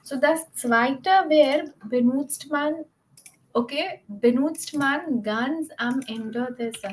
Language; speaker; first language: German; non-native, fluent; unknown